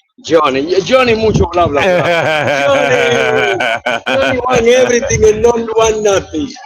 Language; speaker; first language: English; non-native, learner; Spanish